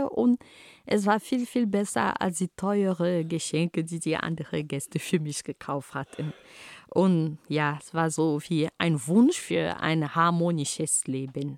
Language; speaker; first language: German; non-native, fluent; Ghomala